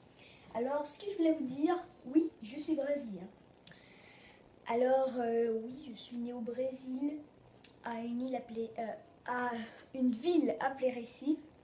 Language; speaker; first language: French; early bilingual, other home language; Portuguese